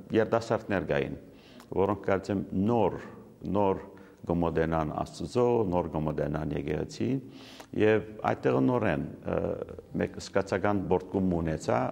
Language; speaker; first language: Armenian; early bilingual, heritage; Armenian